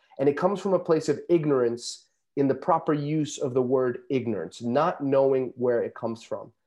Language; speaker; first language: English; native; English